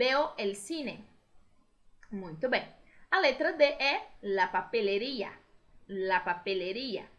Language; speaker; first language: Spanish; non-native, fluent; Portuguese